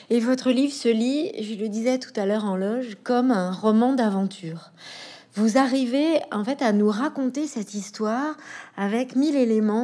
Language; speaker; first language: French; native; French